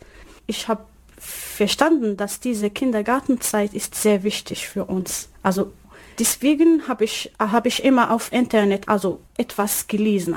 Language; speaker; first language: German; non-native, learner; Arabic